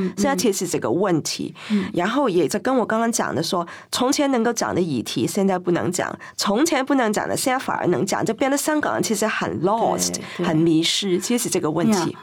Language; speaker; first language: Chinese; non-native, fluent; Cantonese